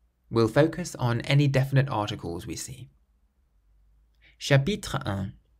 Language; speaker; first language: English; native; English